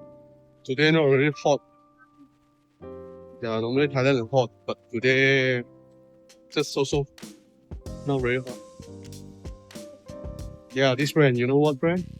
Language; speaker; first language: English; non-native, local second language; Chinese